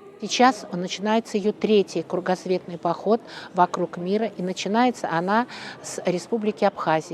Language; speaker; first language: Russian; native; Russian